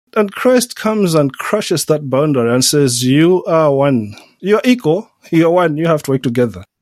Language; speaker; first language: English; non-native, local second language; Nyanja